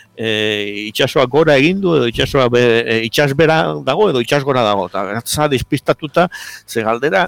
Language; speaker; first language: Basque; native; Basque